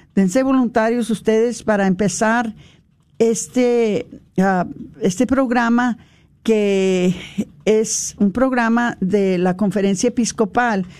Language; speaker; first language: Spanish; early bilingual, heritage; Spanish